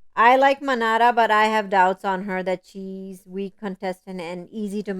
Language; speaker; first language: English; non-native, local second language; Hindi